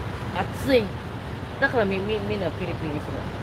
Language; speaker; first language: Japanese; non-native, fluent; Filipino